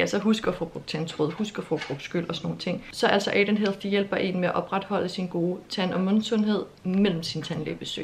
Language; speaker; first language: Danish; native; Danish